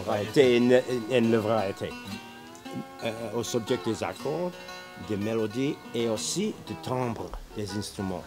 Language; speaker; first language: French; non-native, learner; English